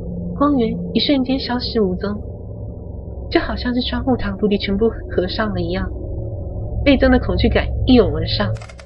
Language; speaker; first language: Chinese; native; Chinese